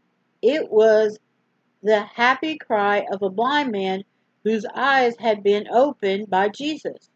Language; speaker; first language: English; native; English